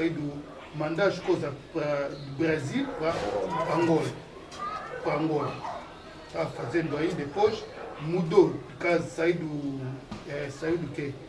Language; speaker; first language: Portuguese; non-native, learner; Lingala